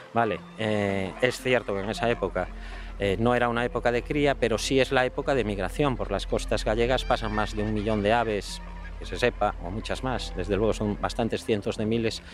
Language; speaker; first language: Spanish; native; Spanish